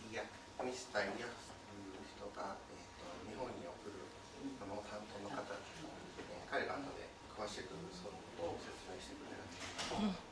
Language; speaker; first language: Japanese; early bilingual, heritage; Japanese